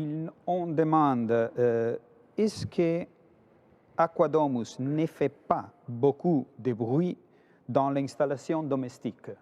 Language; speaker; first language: French; non-native, fluent; Italian